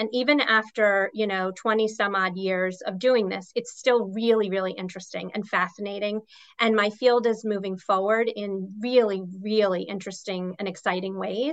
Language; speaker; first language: English; native; English